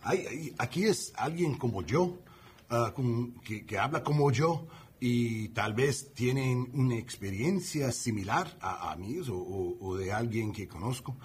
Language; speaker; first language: Spanish; non-native, learner; English